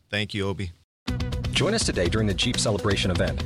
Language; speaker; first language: English; early bilingual, other home language; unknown